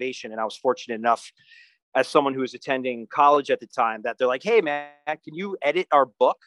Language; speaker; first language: English; native; English